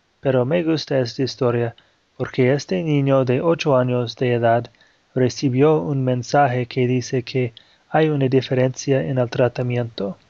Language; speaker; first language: Spanish; non-native, fluent; Portuguese